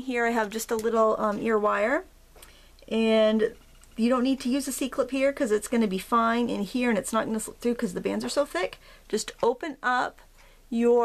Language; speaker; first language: English; native; English